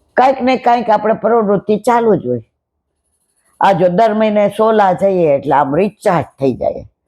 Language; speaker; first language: Gujarati; non-native, local second language; Hindi